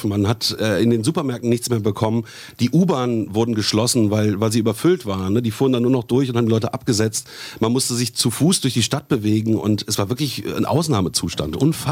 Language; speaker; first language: German; native; German